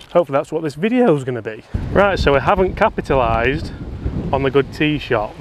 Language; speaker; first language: English; native; English